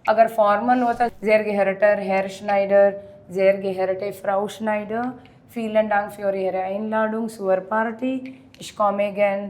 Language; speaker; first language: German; non-native, learner; Hindi